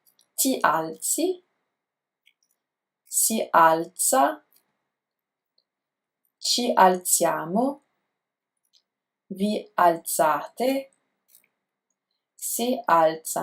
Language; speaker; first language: Italian; non-native, learner; English